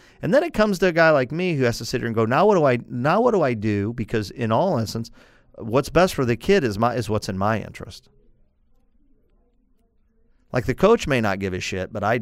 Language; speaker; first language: English; native; English